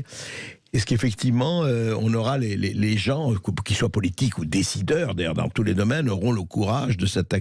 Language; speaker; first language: French; native; French